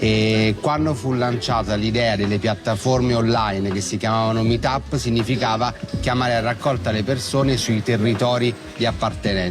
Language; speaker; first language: Italian; native; Italian